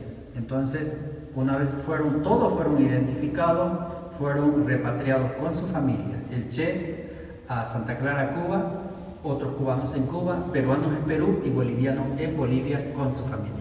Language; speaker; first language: Spanish; native; Spanish